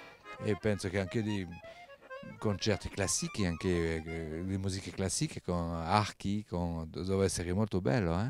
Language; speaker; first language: Italian; non-native, fluent; French